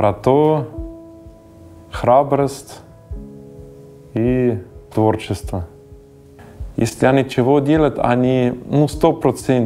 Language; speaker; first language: Russian; non-native, learner; German